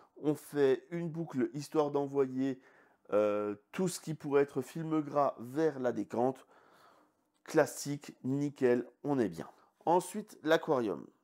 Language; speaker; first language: French; native; French